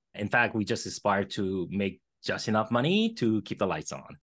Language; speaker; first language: English; early bilingual, other home language; Korean